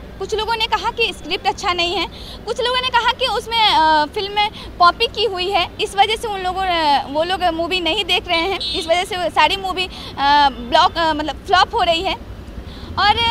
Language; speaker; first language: Hindi; native; Hindi